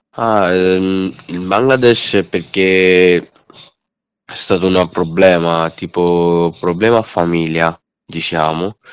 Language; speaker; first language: Italian; non-native, learner; Bangla